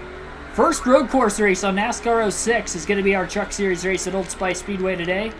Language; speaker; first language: English; native; English